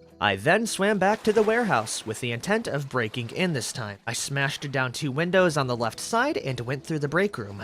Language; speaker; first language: English; native; English